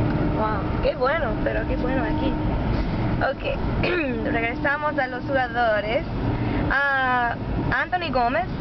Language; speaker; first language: Spanish; non-native, learner; English